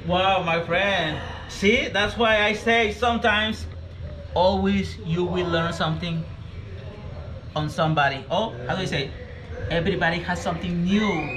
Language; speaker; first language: English; non-native, learner; Spanish